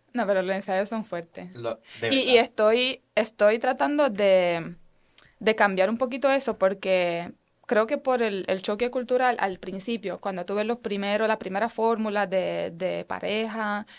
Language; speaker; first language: Spanish; non-native, fluent; Romanian